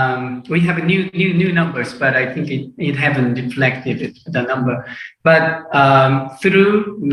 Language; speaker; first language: English; non-native, fluent; Korean